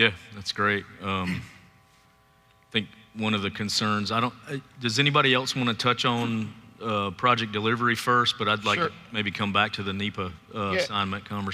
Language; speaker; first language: English; native; English